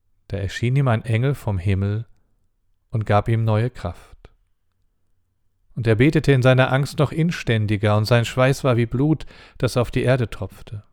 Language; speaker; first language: German; native; German